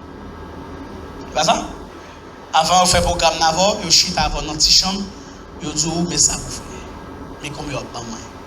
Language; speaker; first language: French; non-native, local second language; Haitian Creole